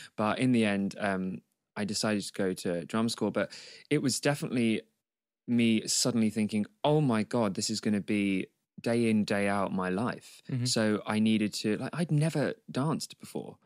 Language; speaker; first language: English; native; English